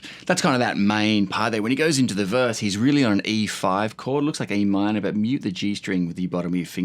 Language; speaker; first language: English; native; English